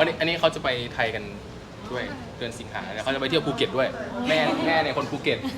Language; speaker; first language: Thai; native; Thai